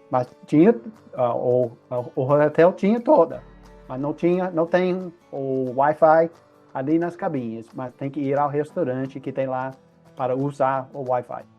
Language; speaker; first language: Portuguese; non-native, fluent; English